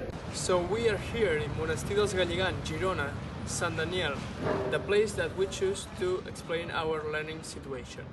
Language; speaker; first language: English; non-native, fluent; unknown